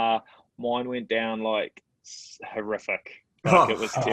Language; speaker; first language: English; native; English